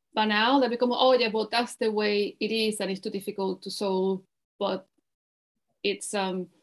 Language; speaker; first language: English; non-native, fluent; Spanish